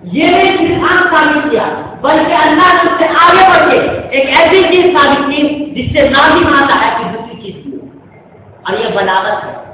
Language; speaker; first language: Urdu; native; Urdu